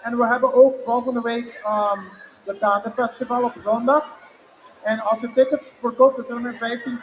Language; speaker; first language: Dutch; non-native, local second language; Papiamento